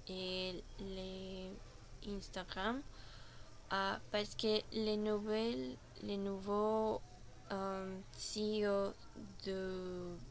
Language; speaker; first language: French; non-native, learner; Spanish